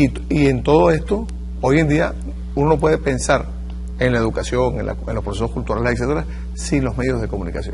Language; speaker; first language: Spanish; native; Spanish